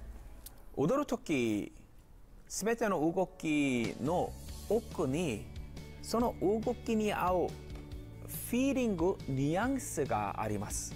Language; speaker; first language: Japanese; non-native, learner; Korean